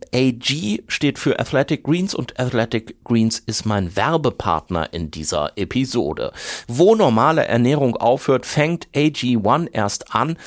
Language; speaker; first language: German; native; German